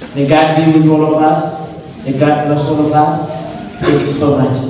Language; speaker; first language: English; non-native, learner; Amharic